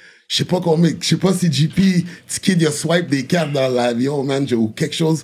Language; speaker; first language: French; native; French